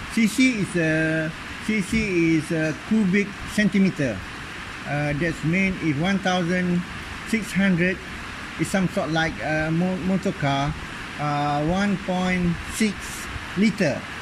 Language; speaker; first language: English; non-native, local second language; Malay